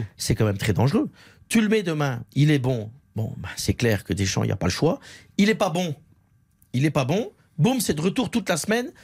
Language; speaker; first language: French; native; French